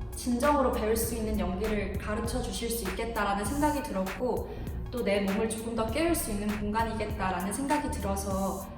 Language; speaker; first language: Korean; native; Korean